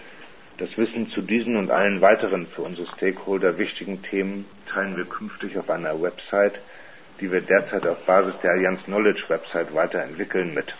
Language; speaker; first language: German; native; German